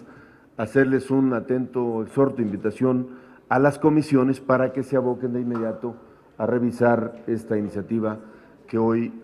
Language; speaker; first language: Spanish; native; Spanish